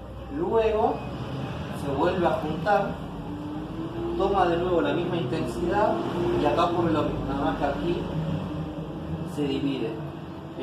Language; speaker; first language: Spanish; native; Spanish